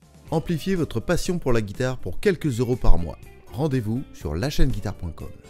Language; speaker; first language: French; native; French